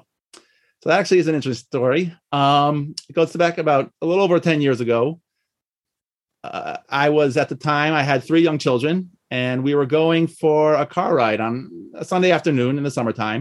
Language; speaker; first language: English; native; English